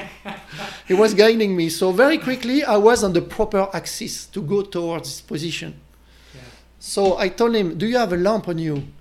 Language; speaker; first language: English; non-native, fluent; French